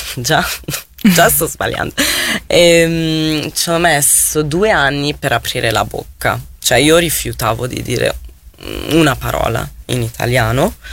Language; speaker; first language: Italian; non-native, fluent; Arabic